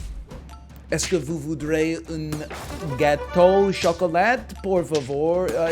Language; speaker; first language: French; non-native, learner; English